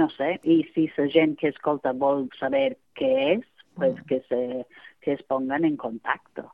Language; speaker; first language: Catalan; non-native, fluent; English